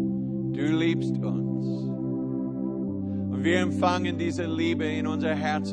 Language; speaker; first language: German; non-native, fluent; English